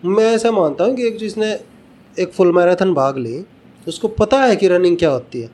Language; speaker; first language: Hindi; native; Hindi